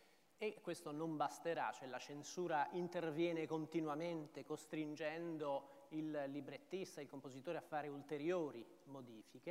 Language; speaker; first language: Italian; native; Italian